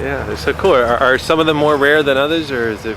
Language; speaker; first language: English; native; English